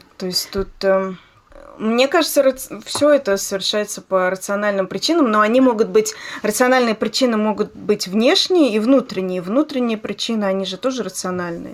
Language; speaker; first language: Russian; native; Russian